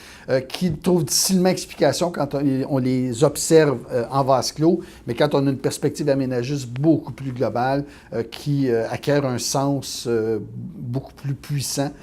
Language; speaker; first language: French; native; French